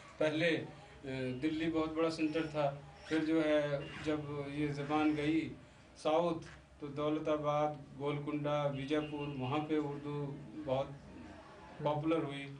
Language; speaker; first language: Urdu; native; Urdu